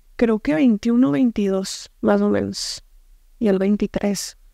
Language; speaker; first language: Spanish; native; Spanish